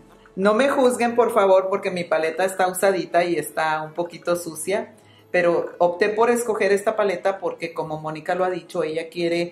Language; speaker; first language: Spanish; native; Spanish